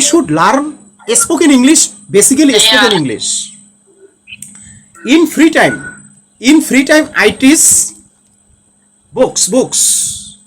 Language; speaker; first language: English; non-native, learner; Bangla